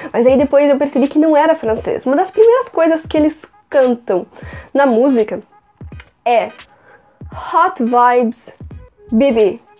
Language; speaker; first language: Portuguese; native; Portuguese